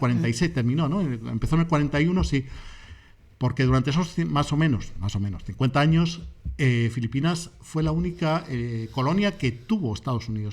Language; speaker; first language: Spanish; native; Spanish